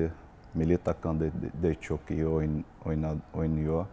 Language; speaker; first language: Turkish; non-native, learner; Portuguese